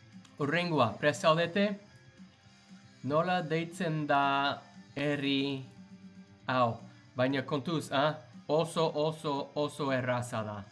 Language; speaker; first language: Basque; non-native, learner; English